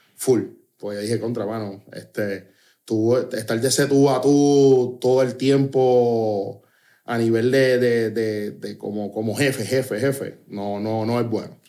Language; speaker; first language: Spanish; native; Spanish